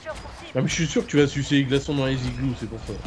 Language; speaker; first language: French; native; French